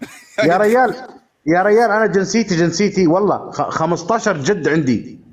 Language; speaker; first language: Arabic; native; Arabic